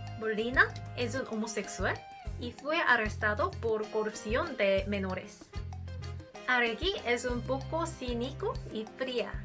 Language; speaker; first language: Spanish; non-native, learner; Korean